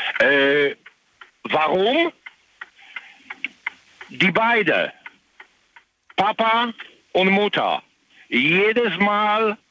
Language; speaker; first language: German; non-native, learner; Polish